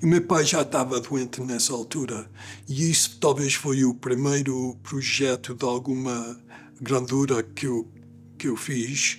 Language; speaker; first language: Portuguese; early bilingual, other home language; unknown